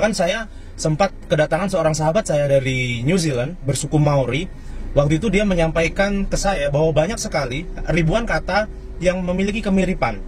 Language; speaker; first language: Indonesian; native; Indonesian